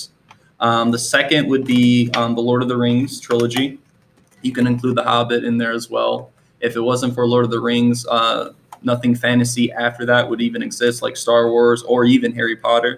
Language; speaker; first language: English; native; English